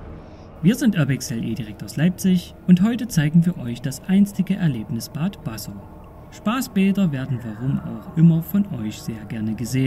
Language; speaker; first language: German; native; German